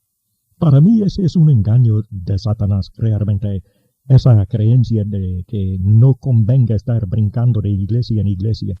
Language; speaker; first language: Spanish; native; Spanish